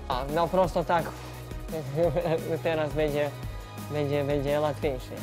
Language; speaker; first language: Polish; non-native, learner; Serbian